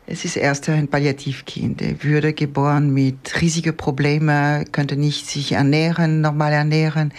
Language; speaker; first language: German; non-native, fluent; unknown